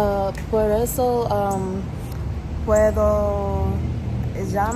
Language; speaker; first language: Spanish; non-native, learner; English